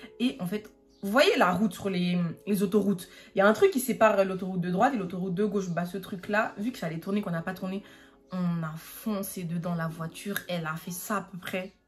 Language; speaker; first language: French; native; French